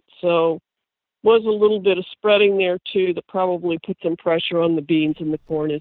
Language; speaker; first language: English; native; English